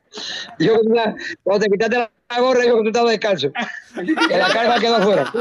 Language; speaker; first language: Spanish; native; Spanish